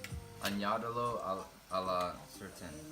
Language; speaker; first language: Spanish; non-native, learner; English